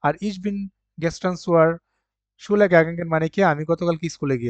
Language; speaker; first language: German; non-native, fluent; Bangla